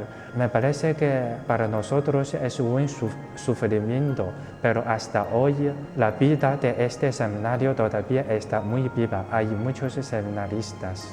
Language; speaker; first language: Spanish; non-native, fluent; Chinese